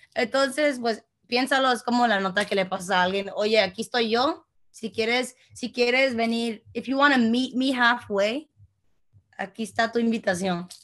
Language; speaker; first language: Spanish; early bilingual, heritage; Spanish